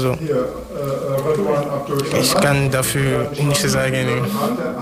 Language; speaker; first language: German; non-native, fluent; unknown